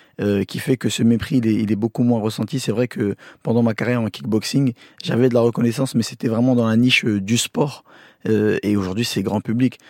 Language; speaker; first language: French; early bilingual, other home language; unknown